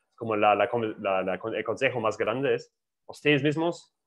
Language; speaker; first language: Spanish; non-native, fluent; German